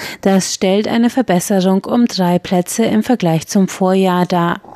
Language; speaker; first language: German; native; German